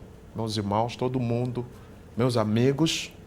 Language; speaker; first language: Portuguese; non-native, fluent; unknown